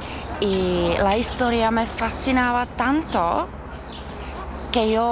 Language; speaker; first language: Spanish; non-native, fluent; Czech